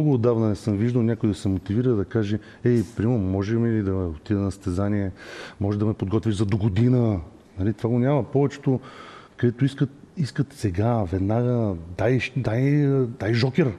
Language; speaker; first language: Bulgarian; native; Bulgarian